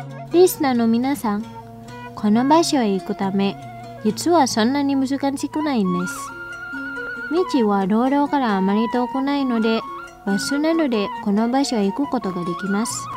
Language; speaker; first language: Japanese; non-native, fluent; Indonesian